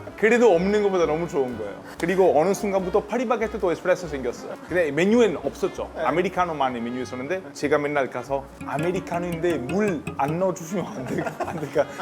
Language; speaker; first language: Korean; non-native, fluent; Italian